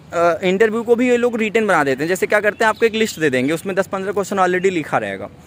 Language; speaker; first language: Hindi; native; Hindi